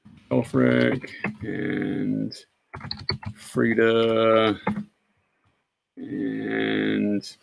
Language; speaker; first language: English; native; English